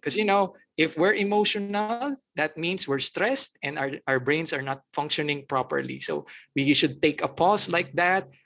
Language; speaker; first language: English; non-native, local second language; Filipino